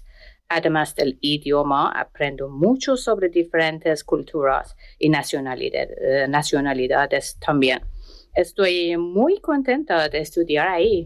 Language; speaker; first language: Spanish; non-native, learner; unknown